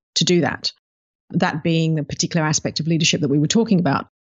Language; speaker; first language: English; native; English